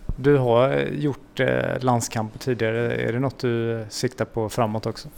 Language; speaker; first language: Swedish; native; Swedish